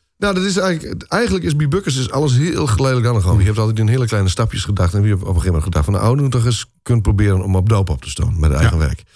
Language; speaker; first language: Dutch; native; Dutch